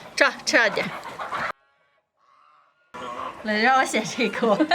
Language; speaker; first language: Chinese; native; Chinese